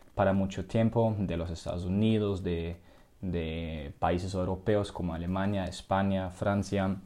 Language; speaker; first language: Spanish; non-native, fluent; German